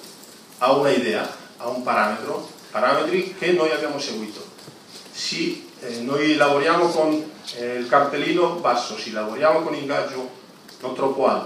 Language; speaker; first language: Italian; non-native, fluent; Spanish